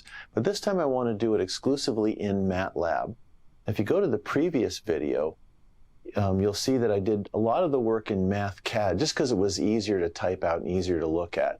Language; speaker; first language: English; native; English